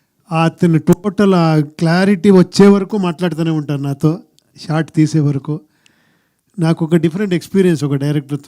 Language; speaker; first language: Telugu; non-native, fluent; Kannada